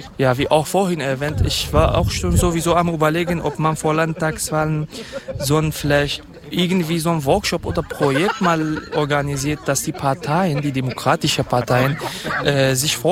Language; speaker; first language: German; non-native, fluent; Kurdish